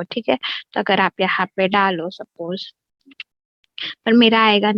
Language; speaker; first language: Hindi; native; Hindi